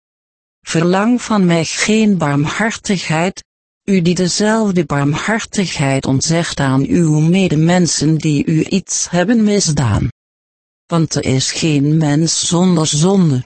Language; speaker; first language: Dutch; native; Dutch